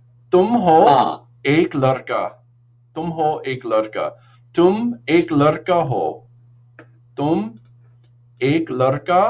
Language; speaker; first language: Hindi; non-native, learner; English